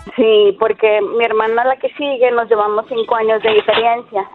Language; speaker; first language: Spanish; native; Spanish